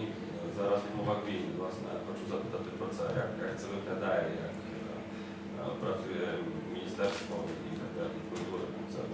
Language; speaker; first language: Ukrainian; non-native, fluent; Polish